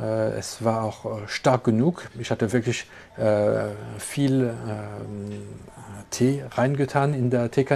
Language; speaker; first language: German; non-native, local second language; French